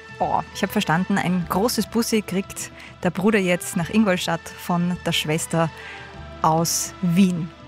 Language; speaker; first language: German; native; German